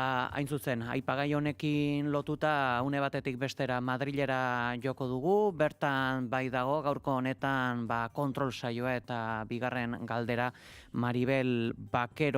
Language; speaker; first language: Basque; native; Basque